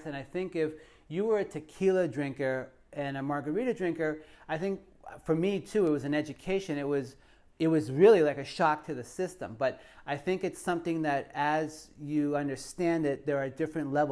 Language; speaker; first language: English; native; English